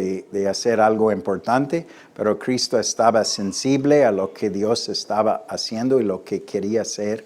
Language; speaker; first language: Spanish; non-native, fluent; English